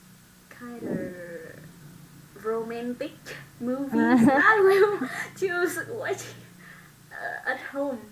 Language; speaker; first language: English; non-native, learner; Vietnamese